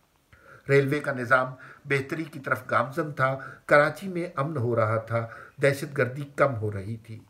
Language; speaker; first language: Urdu; native; Urdu